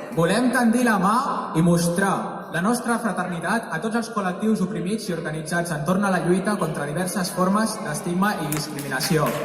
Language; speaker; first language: Catalan; native; Catalan